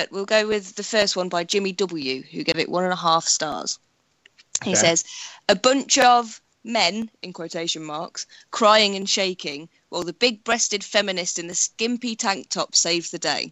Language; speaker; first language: English; native; English